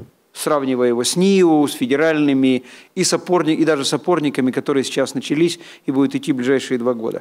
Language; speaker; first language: Russian; native; Russian